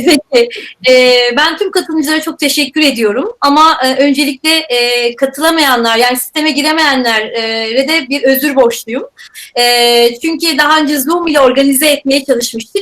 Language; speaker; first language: Turkish; native; Turkish